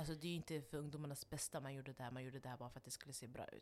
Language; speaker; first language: Swedish; non-native, local second language; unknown